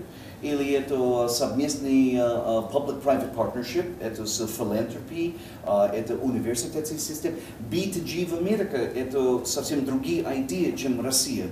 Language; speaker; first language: Russian; non-native, fluent; English